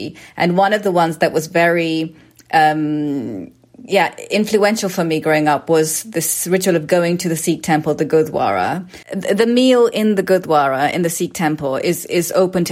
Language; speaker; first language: English; native; English